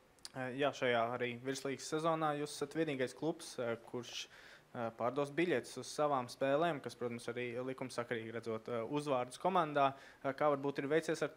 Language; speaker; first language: Latvian; native; Latvian